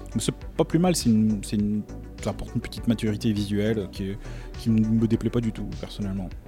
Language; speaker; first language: French; native; French